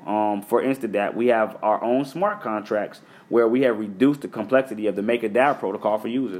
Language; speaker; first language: English; native; English